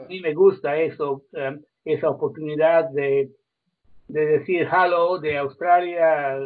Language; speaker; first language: Spanish; non-native, fluent; Croatian